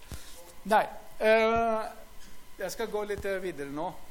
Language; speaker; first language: Norwegian; non-native, fluent; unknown